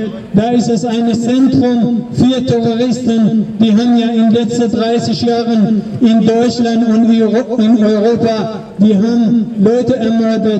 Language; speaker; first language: German; non-native, learner; Persian